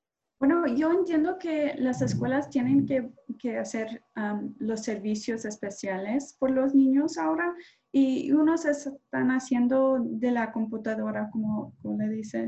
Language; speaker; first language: Spanish; non-native, learner; English